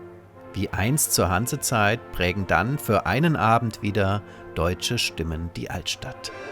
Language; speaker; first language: German; native; German